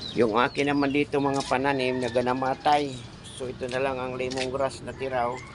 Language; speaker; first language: Filipino; non-native, local second language; Cebuano